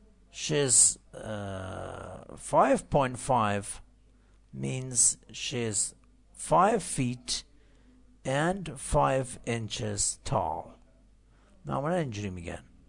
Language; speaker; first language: English; non-native, fluent; Persian